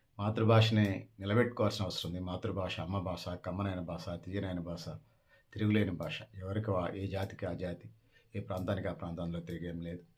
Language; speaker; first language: Telugu; native; Telugu